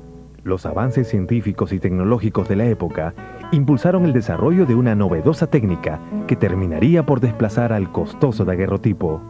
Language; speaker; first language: Spanish; native; Spanish